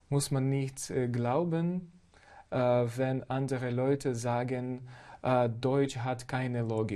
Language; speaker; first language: German; non-native, fluent; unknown